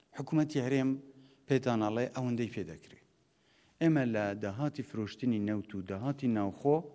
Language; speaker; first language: Central Kurdish; non-native, local second language; Kurdish